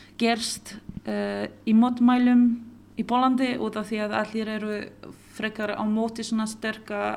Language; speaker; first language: Icelandic; non-native, local second language; Polish